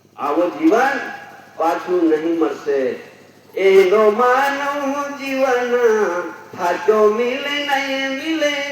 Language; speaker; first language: Gujarati; non-native, local second language; Bhili